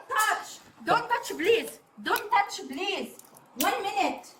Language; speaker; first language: English; non-native, learner; Arabic